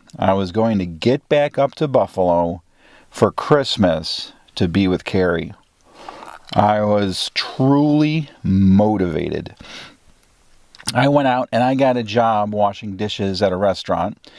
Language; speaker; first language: English; native; English